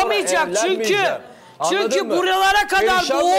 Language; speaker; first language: Turkish; native; Turkish